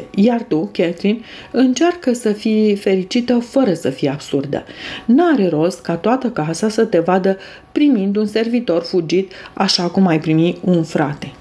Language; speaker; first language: Romanian; native; Romanian